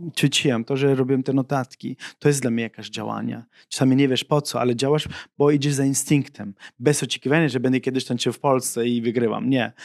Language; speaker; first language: Polish; non-native, fluent; Italian